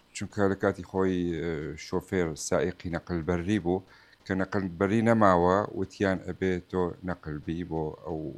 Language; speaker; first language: Central Kurdish; non-native, local second language; Arabic